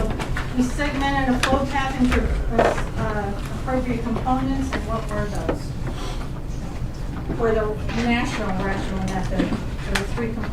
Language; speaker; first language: English; native; English